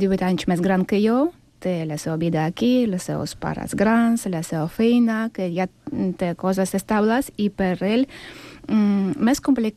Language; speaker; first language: Catalan; non-native, fluent; Ukrainian